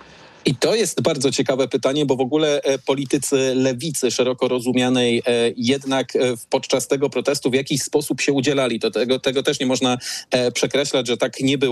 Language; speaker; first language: Polish; native; Polish